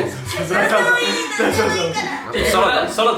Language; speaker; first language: Japanese; non-native, fluent; Chinese